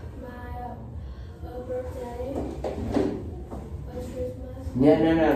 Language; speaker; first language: English; non-native, learner; Vietnamese